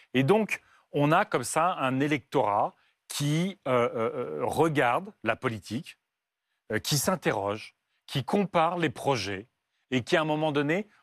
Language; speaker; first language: French; native; French